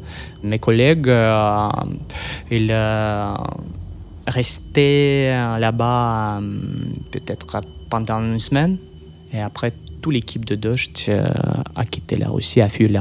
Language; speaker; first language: French; non-native, fluent; Russian